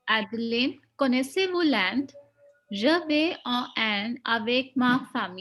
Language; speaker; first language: French; non-native, learner; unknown